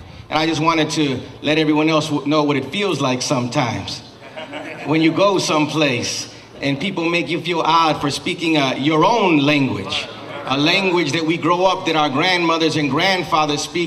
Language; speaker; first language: English; early bilingual, other home language; Spanish